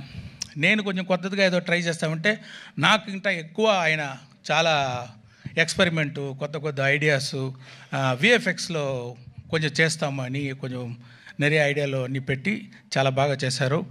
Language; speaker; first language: Telugu; non-native, local second language; Tamil